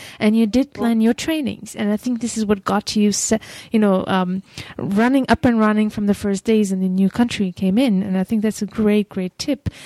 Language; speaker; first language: English; non-native, fluent; French